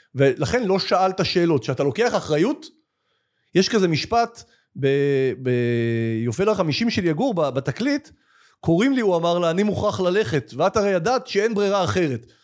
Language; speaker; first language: Hebrew; native; Hebrew